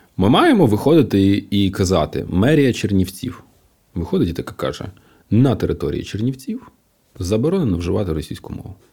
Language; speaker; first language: Ukrainian; non-native, local second language; Russian